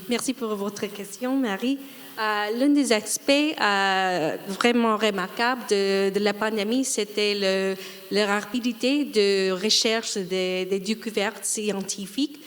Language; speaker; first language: French; non-native, fluent; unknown